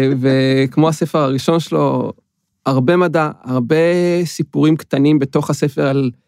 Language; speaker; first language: Hebrew; native; Hebrew